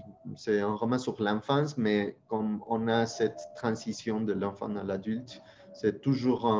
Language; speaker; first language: French; non-native, fluent; Spanish